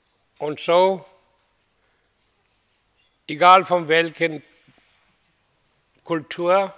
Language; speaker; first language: German; non-native, fluent; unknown